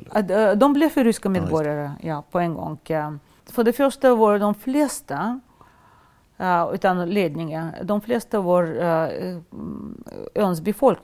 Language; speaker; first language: Swedish; non-native, fluent; Russian